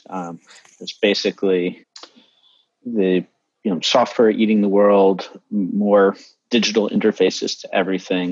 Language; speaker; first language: English; native; English